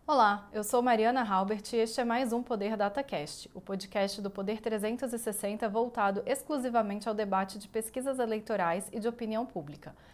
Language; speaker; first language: Portuguese; native; Portuguese